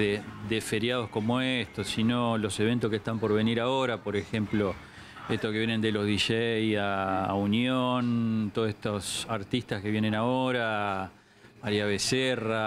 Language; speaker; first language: Spanish; native; Spanish